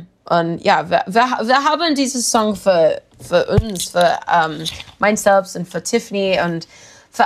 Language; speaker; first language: German; non-native, learner; English